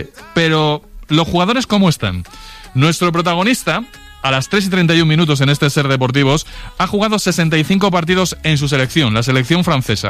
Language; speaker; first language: Spanish; native; Spanish